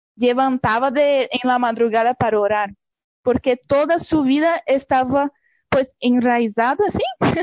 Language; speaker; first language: Spanish; non-native, fluent; Portuguese